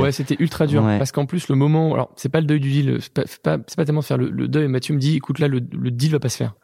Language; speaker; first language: French; native; French